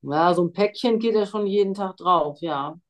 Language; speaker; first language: German; native; German